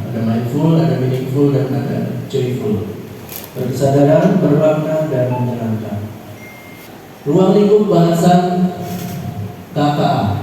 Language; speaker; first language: Indonesian; native; Indonesian